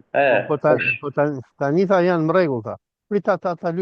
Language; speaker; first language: Albanian; native; Albanian